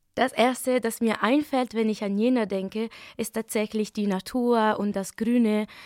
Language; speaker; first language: German; non-native, fluent; Italian